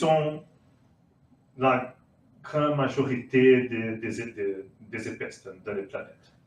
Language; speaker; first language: French; non-native, learner; Portuguese